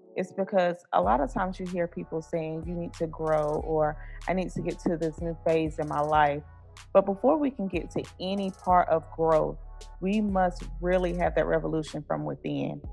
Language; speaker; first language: English; native; English